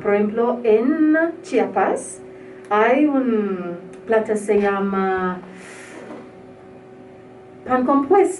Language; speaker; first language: Spanish; non-native, learner; English